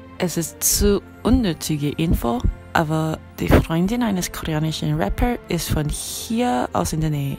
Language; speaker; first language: German; non-native, fluent; Korean